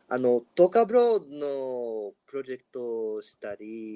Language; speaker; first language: Japanese; non-native, learner; Spanish